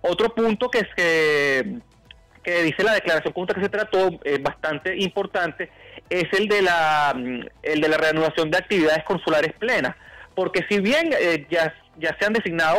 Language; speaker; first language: Spanish; native; Spanish